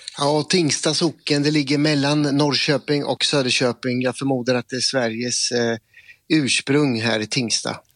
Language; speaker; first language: Swedish; native; Swedish